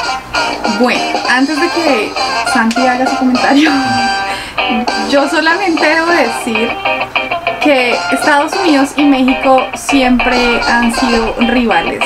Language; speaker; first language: Spanish; native; Spanish